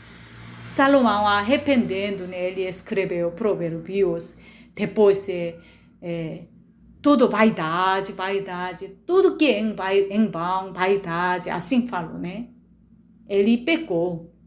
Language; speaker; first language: Portuguese; non-native, learner; Korean